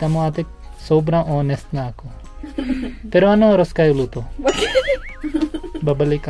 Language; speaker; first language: Filipino; non-native, learner; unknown